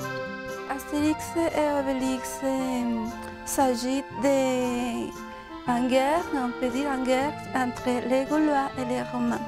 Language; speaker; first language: French; non-native, learner; Spanish